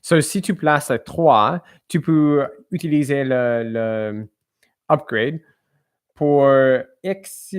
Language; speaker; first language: French; non-native, learner; English